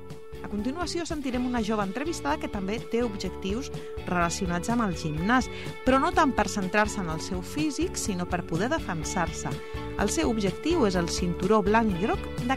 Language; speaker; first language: Catalan; native; Catalan